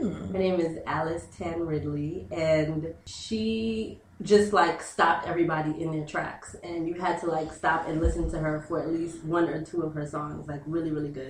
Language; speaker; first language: English; native; English